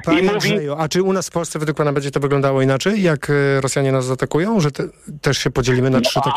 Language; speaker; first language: Polish; native; Polish